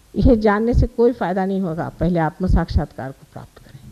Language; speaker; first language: Hindi; non-native, local second language; Marathi